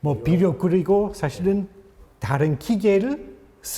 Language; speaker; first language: Korean; non-native, fluent; English